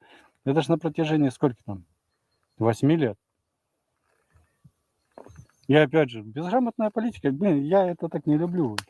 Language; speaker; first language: Russian; native; Russian